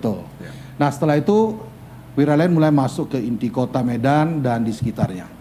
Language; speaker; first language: Indonesian; native; Indonesian